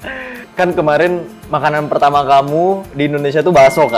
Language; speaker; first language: Indonesian; native; Indonesian